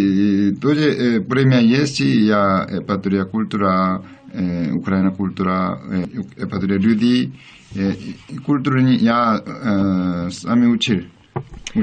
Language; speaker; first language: Russian; non-native, learner; Korean